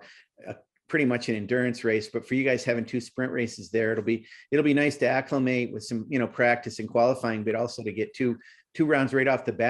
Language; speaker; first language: English; native; English